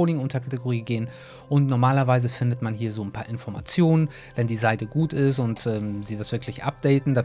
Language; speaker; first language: German; native; German